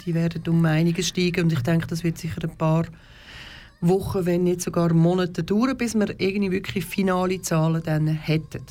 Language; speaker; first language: German; early bilingual, other home language; Turkish